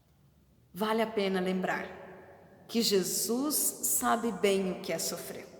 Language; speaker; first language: Portuguese; native; Portuguese